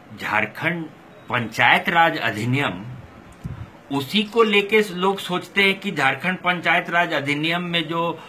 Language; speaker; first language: Hindi; non-native, local second language; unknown